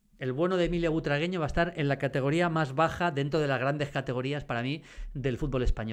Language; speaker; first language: Spanish; native; Spanish